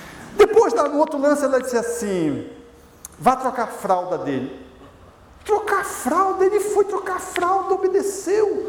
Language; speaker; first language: Portuguese; native; Portuguese